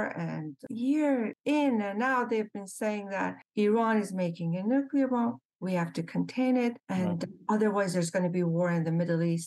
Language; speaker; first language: English; non-native, fluent; Persian